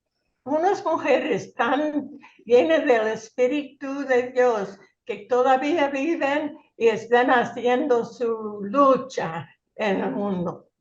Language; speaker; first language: Spanish; non-native, fluent; English